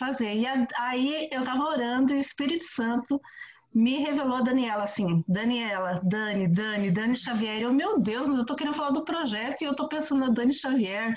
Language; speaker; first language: Portuguese; native; Portuguese